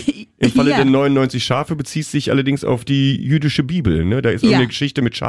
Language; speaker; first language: German; native; German